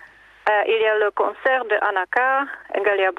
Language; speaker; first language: French; non-native, learner; Czech